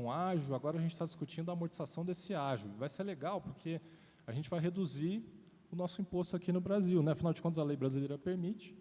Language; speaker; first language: Portuguese; native; Portuguese